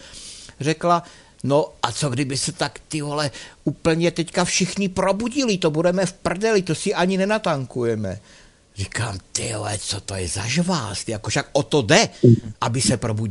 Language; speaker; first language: Czech; native; Czech